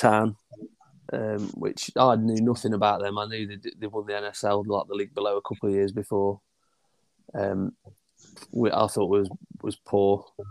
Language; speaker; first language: English; native; English